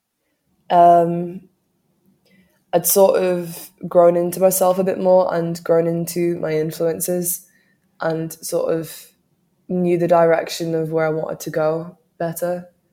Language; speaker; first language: English; native; English